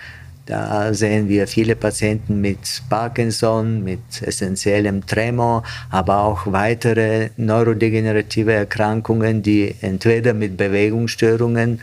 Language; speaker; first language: German; non-native, fluent; Bulgarian